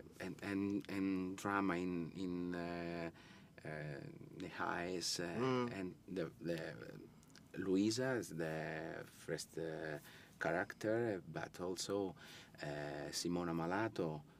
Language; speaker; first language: English; non-native, learner; Italian